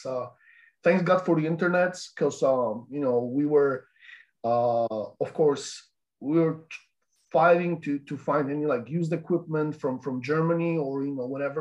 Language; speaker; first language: English; non-native, fluent; Polish